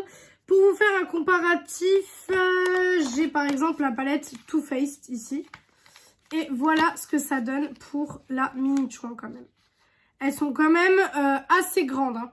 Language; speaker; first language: French; native; French